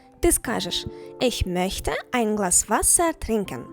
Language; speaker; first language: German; non-native, fluent; Ukrainian